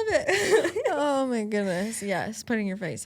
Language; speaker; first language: English; native; English